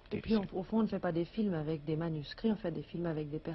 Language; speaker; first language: French; native; French